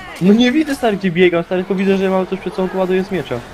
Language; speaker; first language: Polish; native; Polish